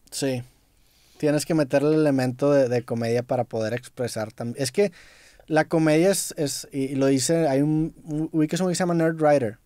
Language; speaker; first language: Spanish; native; Spanish